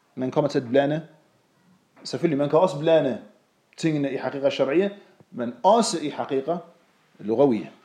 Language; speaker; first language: Danish; non-native, fluent; Arabic